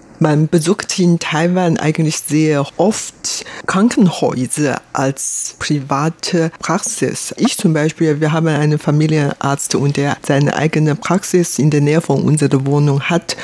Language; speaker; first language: German; non-native, fluent; Chinese